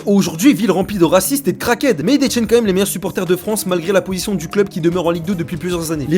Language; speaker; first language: French; native; French